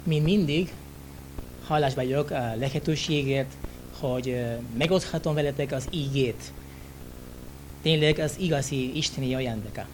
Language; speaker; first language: Hungarian; non-native, learner; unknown